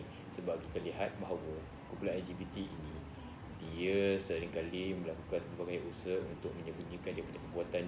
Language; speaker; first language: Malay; non-native, local second language; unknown